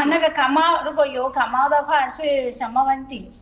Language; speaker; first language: Chinese; non-native, learner; Telugu